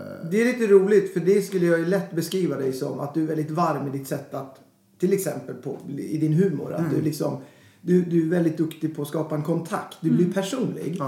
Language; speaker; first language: Swedish; native; Swedish